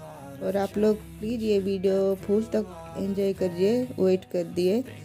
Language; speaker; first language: Hindi; non-native, local second language; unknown